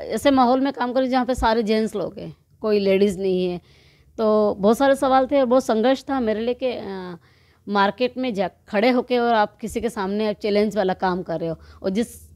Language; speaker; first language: Hindi; native; Hindi